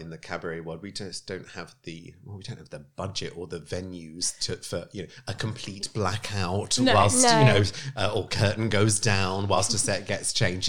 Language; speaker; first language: English; native; English